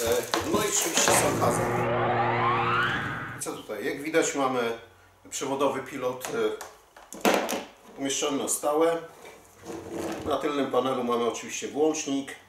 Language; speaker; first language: Polish; native; Polish